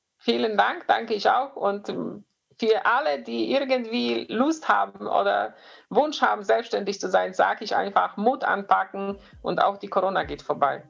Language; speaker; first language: German; non-native, fluent; Polish